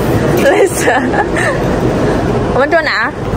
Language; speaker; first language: Chinese; non-native, fluent; Vietnamese